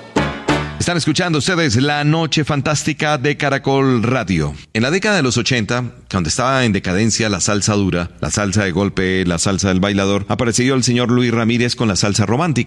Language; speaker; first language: Spanish; native; Spanish